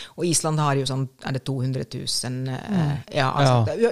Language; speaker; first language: Norwegian; non-native, fluent; Finnish